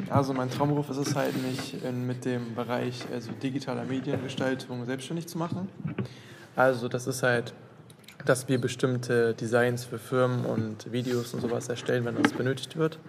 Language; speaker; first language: German; native; German